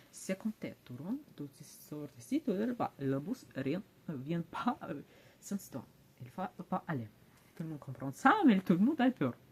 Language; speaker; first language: French; non-native, learner; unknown